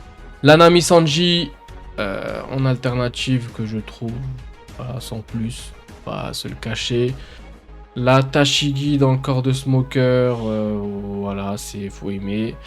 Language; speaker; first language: French; native; French